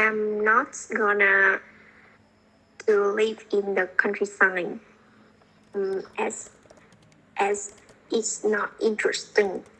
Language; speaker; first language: English; non-native, learner; Vietnamese